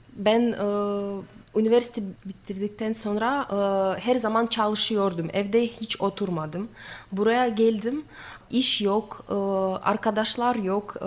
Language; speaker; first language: Turkish; non-native, fluent; Russian